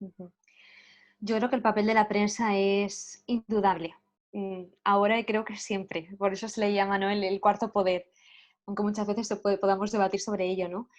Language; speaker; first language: Spanish; native; Spanish